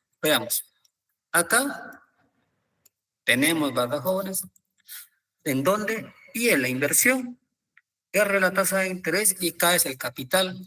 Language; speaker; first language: Spanish; native; Spanish